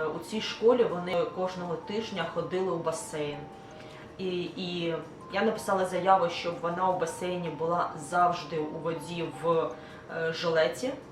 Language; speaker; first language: Ukrainian; non-native, local second language; Russian